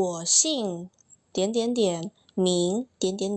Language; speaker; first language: Chinese; early bilingual, heritage; Chinese